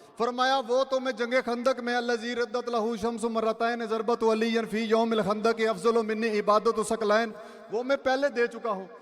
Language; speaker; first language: Urdu; non-native, local second language; Saraiki